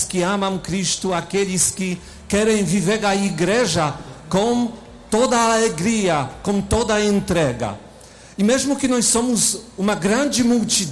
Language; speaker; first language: Portuguese; non-native, fluent; Polish